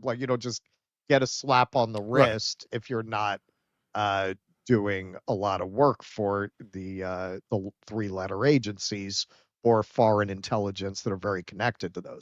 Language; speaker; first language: English; native; English